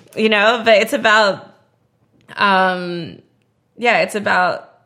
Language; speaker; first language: English; native; English